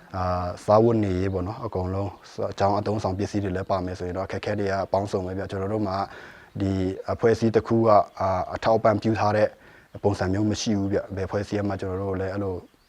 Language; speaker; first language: Burmese; non-native, local second language; Pa'o Karen